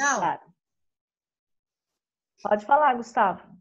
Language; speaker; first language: Portuguese; native; Portuguese